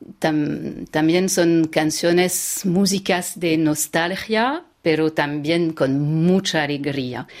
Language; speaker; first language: Spanish; non-native, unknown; French